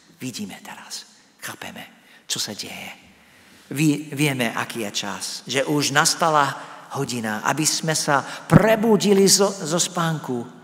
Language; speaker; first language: Slovak; non-native, fluent; English